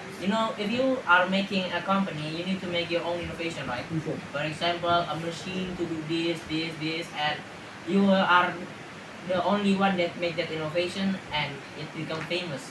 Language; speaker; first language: English; non-native, fluent; Indonesian